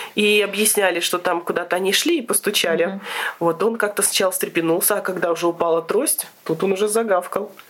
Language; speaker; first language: Russian; native; Russian